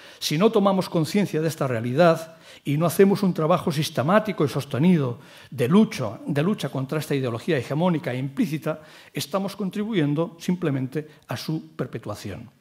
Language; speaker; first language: Spanish; non-native, local second language; Catalan